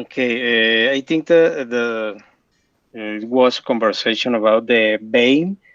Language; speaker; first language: English; non-native, learner; Spanish